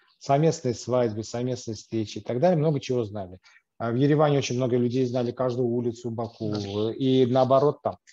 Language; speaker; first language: Russian; non-native, local second language; Armenian